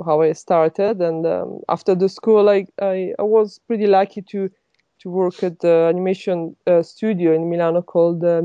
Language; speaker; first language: English; non-native, fluent; Italian